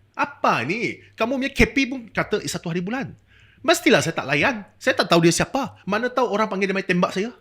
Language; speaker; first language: Malay; non-native, local second language; Chinese